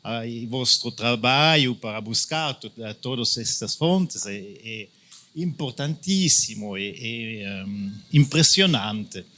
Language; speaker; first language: Portuguese; non-native, learner; French